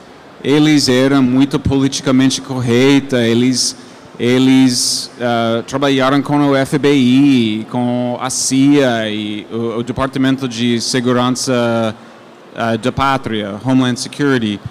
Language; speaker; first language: Portuguese; non-native, fluent; English